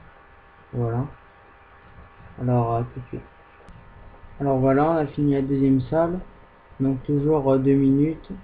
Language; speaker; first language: French; native; French